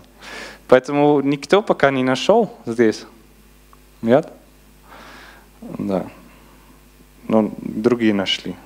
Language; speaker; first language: Russian; non-native, learner; Dutch